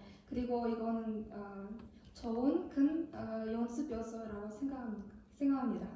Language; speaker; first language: Korean; non-native, learner; Kazakh